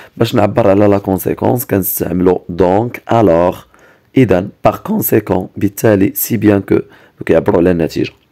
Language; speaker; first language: French; non-native, local second language; Arabic